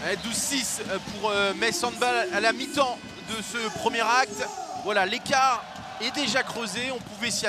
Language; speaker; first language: French; native; French